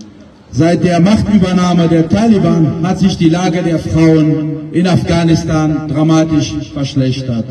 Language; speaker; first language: German; non-native, fluent; Pashto